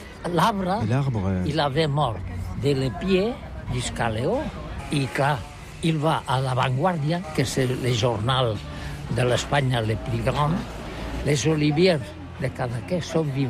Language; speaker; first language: French; non-native, learner; Catalan